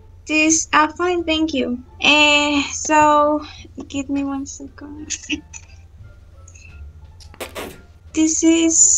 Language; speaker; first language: English; non-native, learner; Spanish